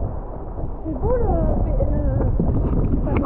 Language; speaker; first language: French; native; French